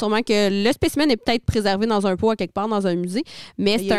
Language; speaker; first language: French; native; French